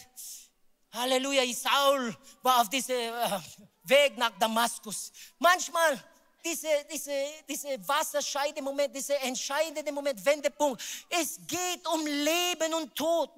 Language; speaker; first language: German; non-native, learner; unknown